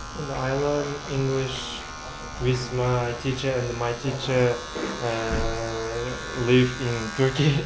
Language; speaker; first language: English; non-native, learner; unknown